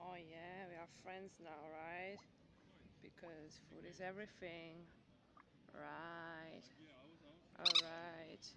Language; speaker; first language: English; non-native, fluent; Czech